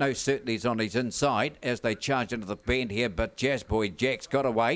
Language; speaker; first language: English; native; English